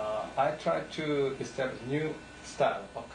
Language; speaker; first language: English; non-native, learner; Japanese